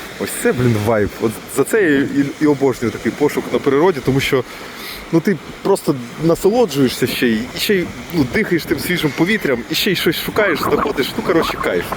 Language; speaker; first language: Ukrainian; non-native, local second language; Russian